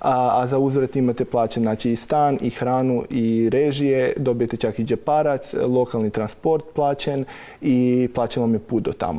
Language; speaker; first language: Croatian; native; Croatian